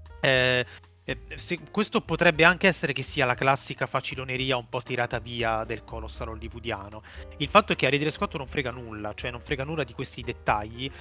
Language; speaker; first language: Italian; native; Italian